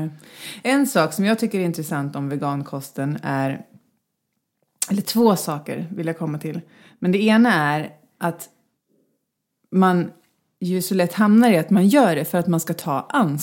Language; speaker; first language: Swedish; native; Swedish